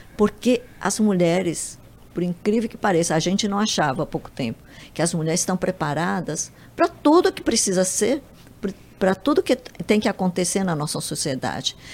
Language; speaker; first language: Portuguese; early bilingual, other home language; Japanese